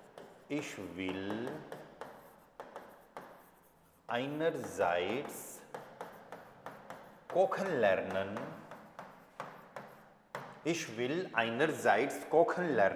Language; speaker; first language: German; non-native, fluent; Hindi